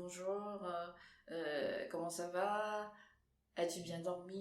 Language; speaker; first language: French; non-native, fluent; Japanese